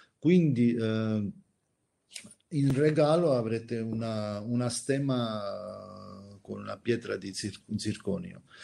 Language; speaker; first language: Italian; non-native, fluent; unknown